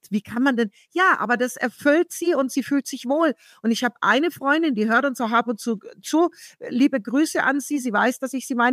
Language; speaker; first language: German; native; German